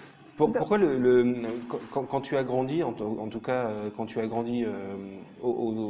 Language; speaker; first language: French; native; French